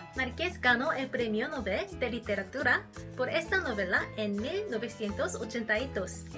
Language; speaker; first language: Spanish; non-native, learner; Korean